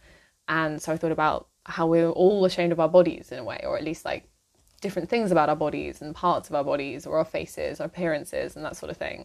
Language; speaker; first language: English; native; English